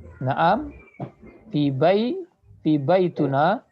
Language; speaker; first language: Arabic; non-native, fluent; Indonesian